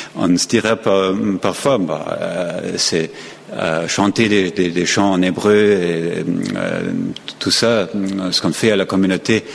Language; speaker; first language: French; non-native, fluent; German